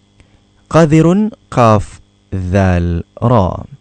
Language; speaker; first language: Arabic; non-native, fluent; Malay